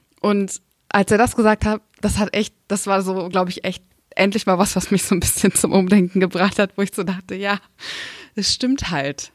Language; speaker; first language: German; early bilingual, other home language; Kurdish